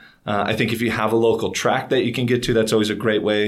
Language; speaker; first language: English; native; English